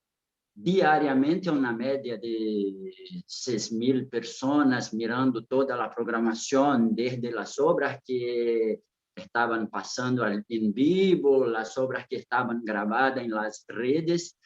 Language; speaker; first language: Spanish; non-native, fluent; Portuguese